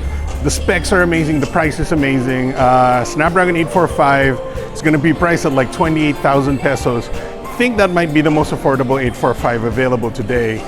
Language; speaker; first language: English; non-native, local second language; Filipino